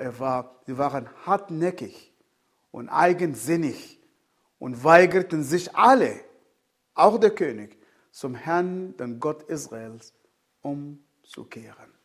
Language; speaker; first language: German; non-native, fluent; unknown